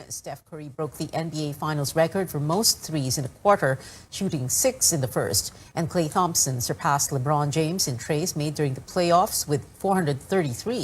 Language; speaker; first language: English; non-native, local second language; Filipino